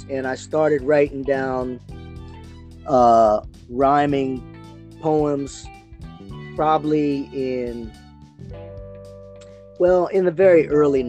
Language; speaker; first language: English; native; English